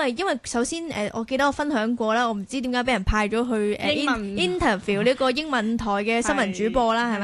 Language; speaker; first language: Cantonese; native; Cantonese